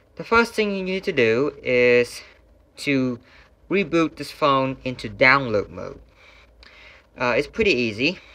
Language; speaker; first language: English; non-native, fluent; Vietnamese